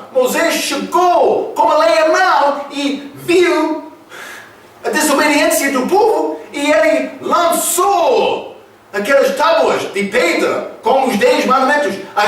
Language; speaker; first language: Portuguese; non-native, fluent; English